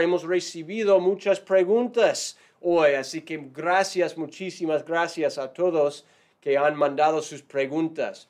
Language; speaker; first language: Spanish; non-native, fluent; English